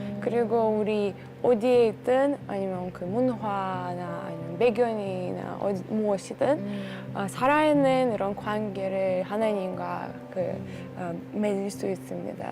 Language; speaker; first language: Korean; non-native, learner; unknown